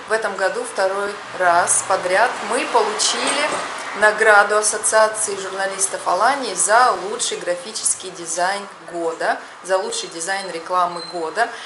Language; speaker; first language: Russian; native; Russian